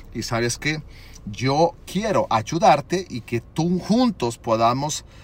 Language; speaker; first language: Spanish; early bilingual, other home language; English